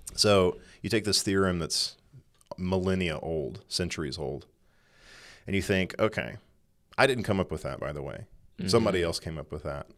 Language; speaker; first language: English; native; English